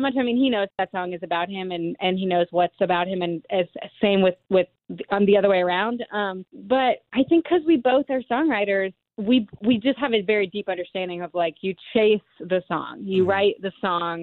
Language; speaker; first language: English; native; English